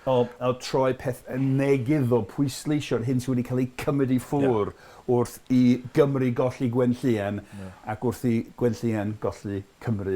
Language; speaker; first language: Welsh; non-native, fluent; English